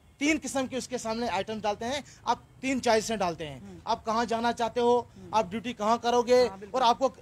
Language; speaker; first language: Hindi; non-native, local second language; Kashmiri